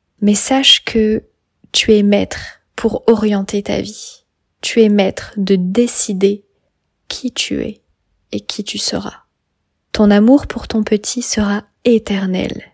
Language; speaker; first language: French; native; French